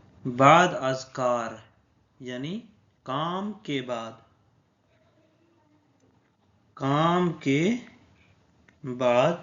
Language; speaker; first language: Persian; non-native, fluent; Urdu